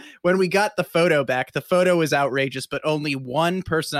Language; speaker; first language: English; native; English